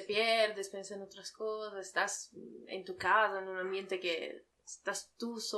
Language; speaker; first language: Spanish; non-native, fluent; Italian